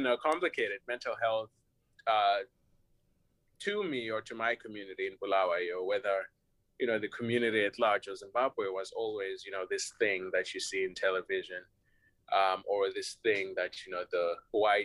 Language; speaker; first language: English; non-native, local second language; North Ndebele